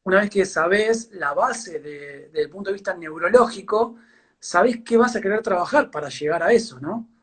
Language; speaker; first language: Spanish; native; Spanish